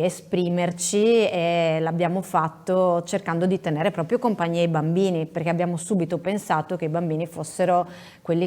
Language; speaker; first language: Italian; native; Italian